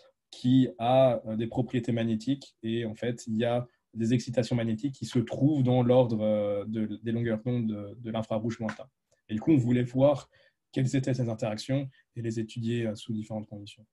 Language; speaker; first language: French; native; French